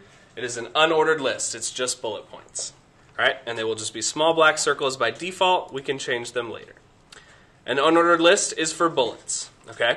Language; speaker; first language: English; native; English